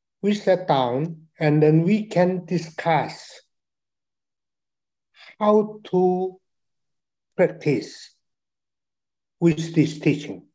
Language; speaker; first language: English; non-native, learner; Chinese